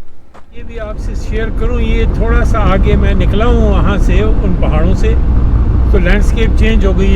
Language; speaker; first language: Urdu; non-native, local second language; Punjabi